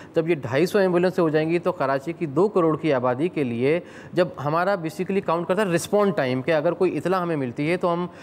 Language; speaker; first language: Urdu; native; Urdu